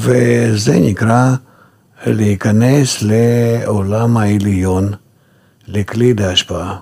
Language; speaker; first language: Hebrew; non-native, fluent; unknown